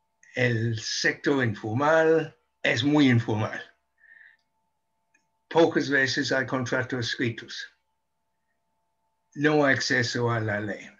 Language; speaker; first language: Spanish; non-native, fluent; English